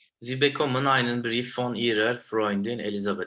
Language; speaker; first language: German; non-native, learner; Turkish